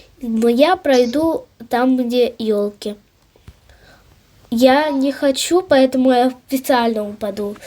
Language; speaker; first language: Russian; non-native, local second language; Ukrainian